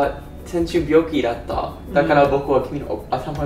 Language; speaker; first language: Japanese; non-native, learner; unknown